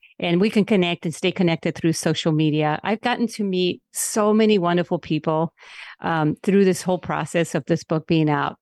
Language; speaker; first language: English; non-native, local second language; Spanish